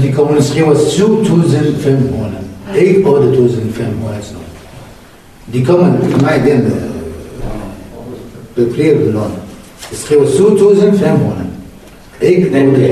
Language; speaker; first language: Danish; non-native, learner; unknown